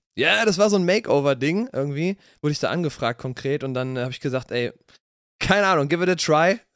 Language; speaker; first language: German; native; German